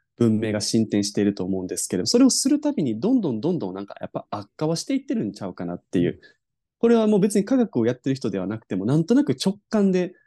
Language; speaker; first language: Japanese; native; Japanese